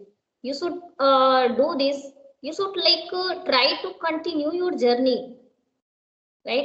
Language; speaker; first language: English; non-native, local second language; Hindi